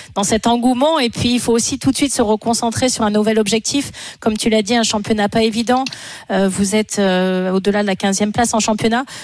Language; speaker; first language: French; native; French